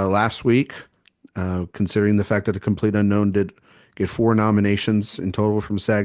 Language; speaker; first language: English; native; English